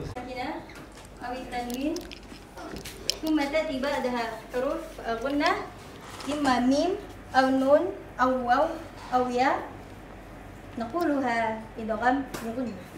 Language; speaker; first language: Arabic; non-native, fluent; Indonesian